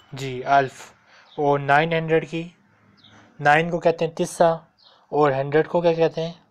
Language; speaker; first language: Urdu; non-native, local second language; Punjabi